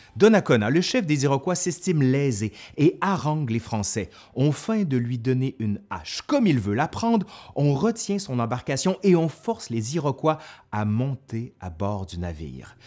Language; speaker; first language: French; native; French